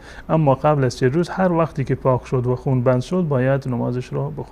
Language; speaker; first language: Persian; native; Persian